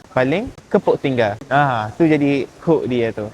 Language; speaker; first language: Malay; early bilingual, other home language; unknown